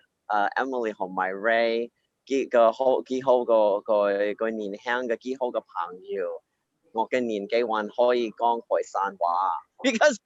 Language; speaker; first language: Cantonese; early bilingual, heritage; Cantonese